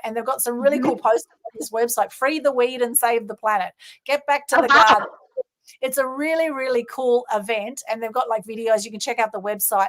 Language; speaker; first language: English; native; English